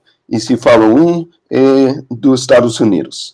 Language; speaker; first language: Portuguese; non-native, learner; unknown